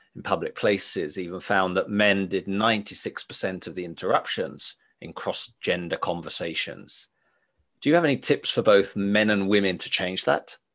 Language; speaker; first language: English; native; English